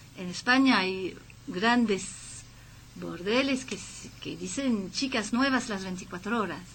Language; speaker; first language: Spanish; non-native, fluent; French